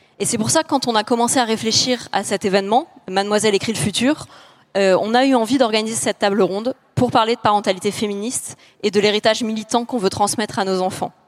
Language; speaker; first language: French; native; French